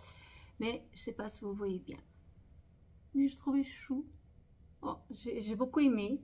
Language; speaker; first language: French; non-native, fluent; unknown